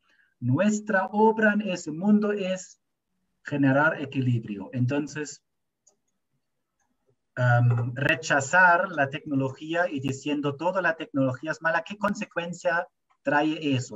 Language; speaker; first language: Spanish; non-native, fluent; German